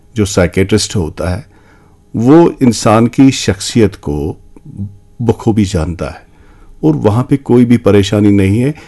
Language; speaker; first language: Urdu; non-native, local second language; Kashmiri